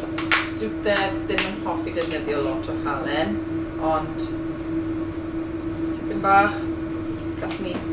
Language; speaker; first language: Welsh; non-native, learner; English